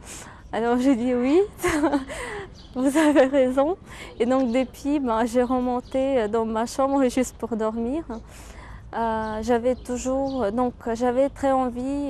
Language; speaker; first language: French; non-native, fluent; Ukrainian